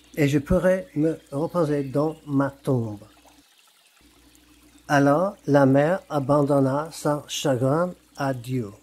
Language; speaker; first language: French; non-native, learner; English